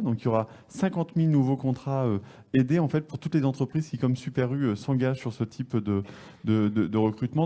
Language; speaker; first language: French; native; French